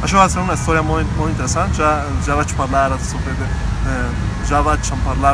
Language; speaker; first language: Portuguese; non-native, learner; Spanish